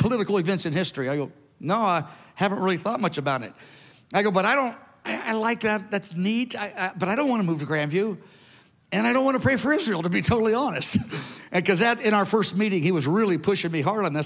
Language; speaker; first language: English; native; English